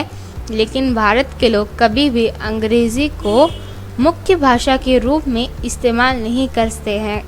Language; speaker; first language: Hindi; non-native, local second language; Malayalam